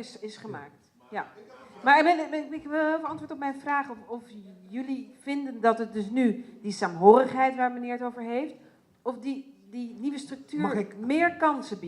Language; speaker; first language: Dutch; native; Dutch